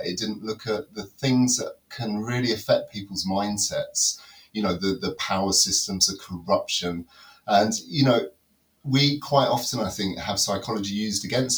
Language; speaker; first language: English; native; English